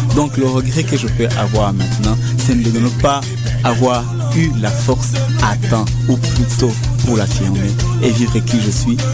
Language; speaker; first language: French; non-native, local second language; Kinyarwanda